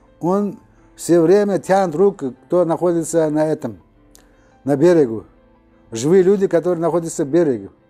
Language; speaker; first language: Russian; non-native, local second language; Uzbek